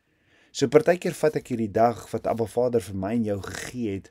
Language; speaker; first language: Afrikaans; native; Afrikaans